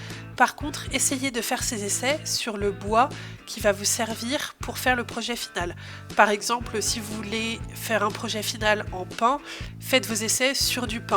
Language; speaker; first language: French; native; French